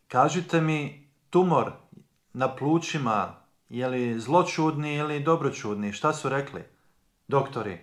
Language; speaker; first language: Croatian; native; Croatian